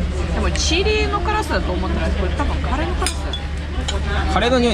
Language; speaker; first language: Japanese; non-native, fluent; Russian